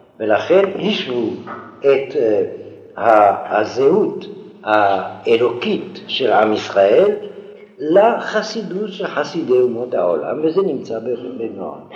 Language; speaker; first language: Hebrew; non-native, fluent; French